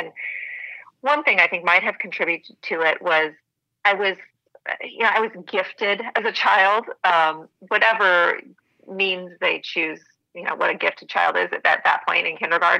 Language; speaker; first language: English; native; English